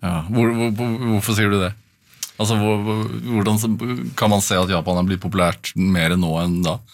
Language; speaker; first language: Norwegian; native; Norwegian